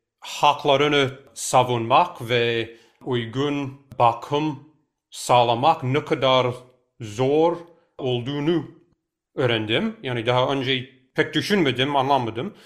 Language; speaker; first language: Turkish; non-native, fluent; English